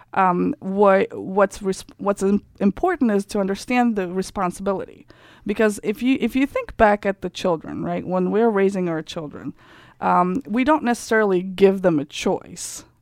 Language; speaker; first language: English; non-native, fluent; Kazakh